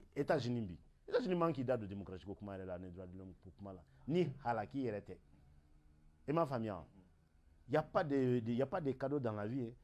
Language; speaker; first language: French; non-native, local second language; Bambara